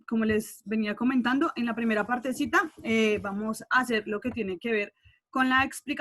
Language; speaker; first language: Spanish; native; Spanish